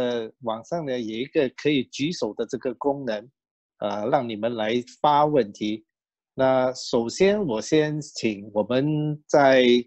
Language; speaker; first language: Chinese; native; Chinese